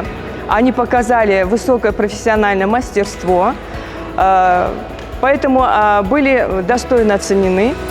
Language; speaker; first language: Russian; native; Russian